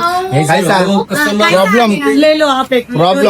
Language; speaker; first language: Hindi; non-native, local second language; Telugu